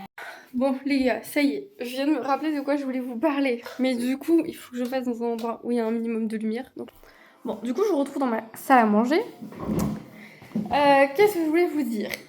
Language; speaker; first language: French; native; French